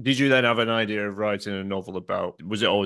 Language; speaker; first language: English; native; English